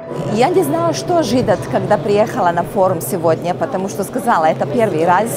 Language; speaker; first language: Russian; non-native, learner; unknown